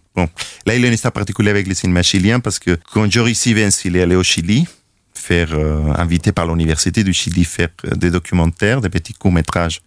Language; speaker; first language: French; non-native, fluent; Spanish